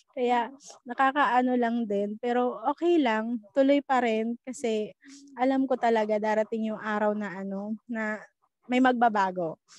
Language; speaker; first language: Filipino; non-native, local second language; Bikol